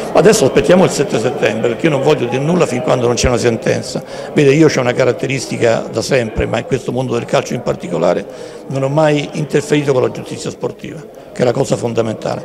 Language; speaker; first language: Italian; native; Italian